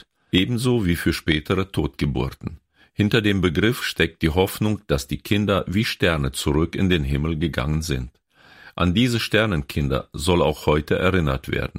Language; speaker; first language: German; native; German